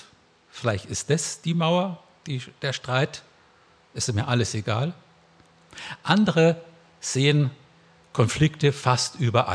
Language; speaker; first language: German; native; German